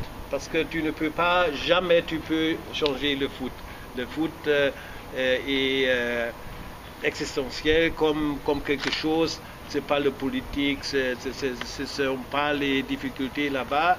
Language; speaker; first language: French; non-native, fluent; German